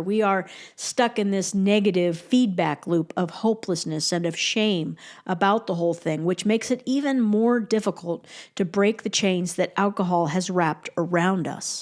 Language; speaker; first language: English; native; English